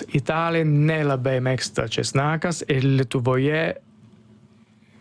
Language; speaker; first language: Lithuanian; non-native, fluent; Italian